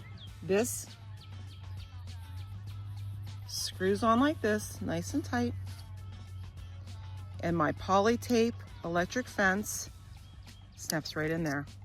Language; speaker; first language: English; native; English